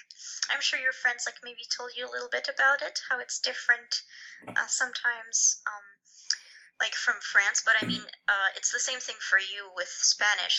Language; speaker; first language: English; non-native, fluent; French